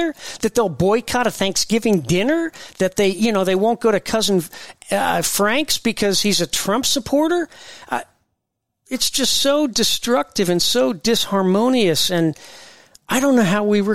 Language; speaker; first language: English; native; English